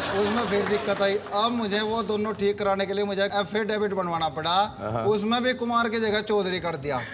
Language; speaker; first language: Hindi; native; Hindi